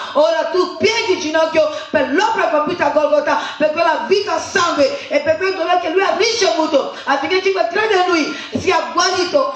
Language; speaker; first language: Italian; non-native, fluent; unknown